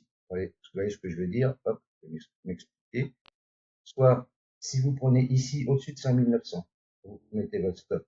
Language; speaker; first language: French; native; French